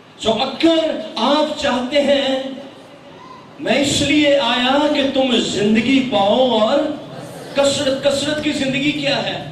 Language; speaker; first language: Urdu; non-native, local second language; Punjabi